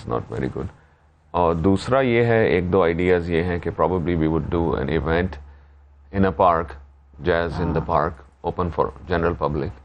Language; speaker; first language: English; non-native, local second language; Urdu